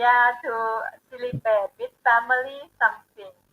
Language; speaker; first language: English; non-native, learner; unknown